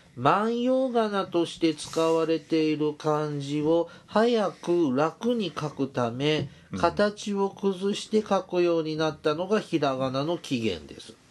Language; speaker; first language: Japanese; native; Japanese